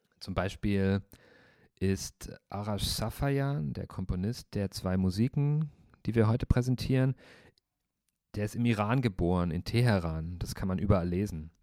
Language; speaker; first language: German; native; German